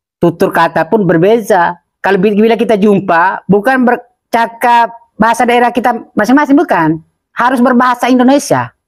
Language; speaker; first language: Indonesian; non-native, local second language; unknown